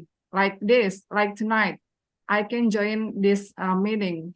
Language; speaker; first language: English; non-native, learner; Indonesian